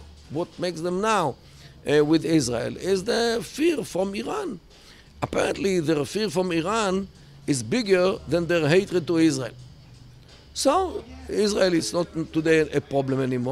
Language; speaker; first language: English; non-native, fluent; Hebrew